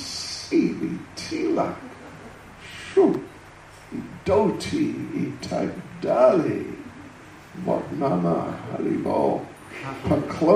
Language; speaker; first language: Russian; non-native, learner; English